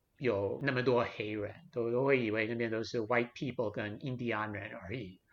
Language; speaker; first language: Chinese; non-native, fluent; English